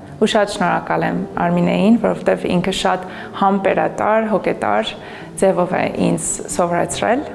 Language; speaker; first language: Armenian; non-native, fluent; English